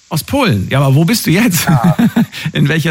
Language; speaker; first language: German; native; German